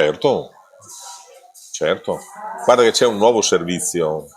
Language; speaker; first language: Italian; native; Italian